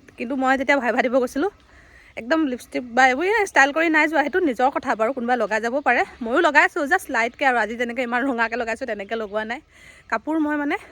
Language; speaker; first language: Assamese; native; Assamese